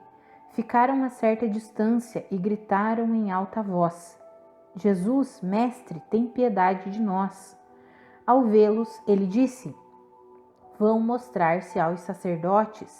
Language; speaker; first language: Portuguese; native; Portuguese